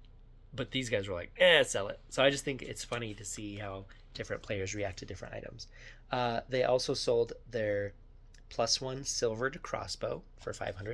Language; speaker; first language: English; native; English